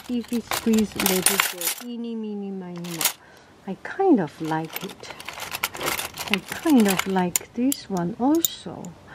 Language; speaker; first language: English; non-native, fluent; Chinese